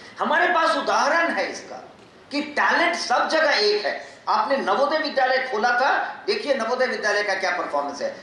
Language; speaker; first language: Hindi; non-native, local second language; Magahi